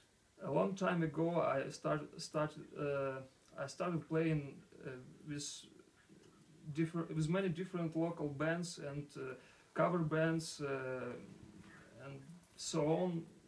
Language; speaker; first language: English; non-native, learner; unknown